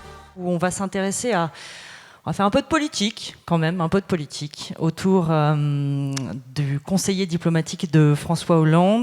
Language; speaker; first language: French; native; French